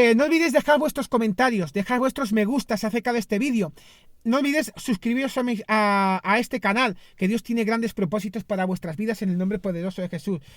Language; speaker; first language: Spanish; non-native, fluent; Greek